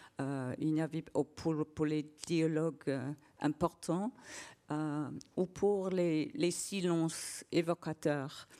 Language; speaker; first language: French; non-native, learner; English